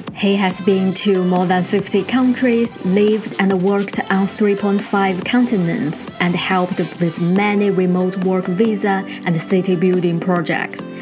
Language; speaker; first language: English; non-native, fluent; Chinese